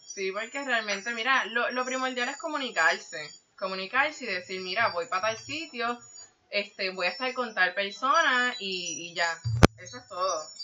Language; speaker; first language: Spanish; early bilingual, heritage; Spanish